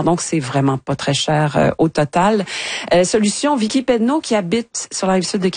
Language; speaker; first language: French; native; French